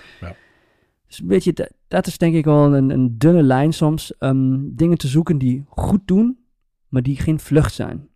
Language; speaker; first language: Dutch; native; Dutch